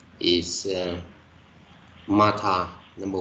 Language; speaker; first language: English; non-native, learner; Vietnamese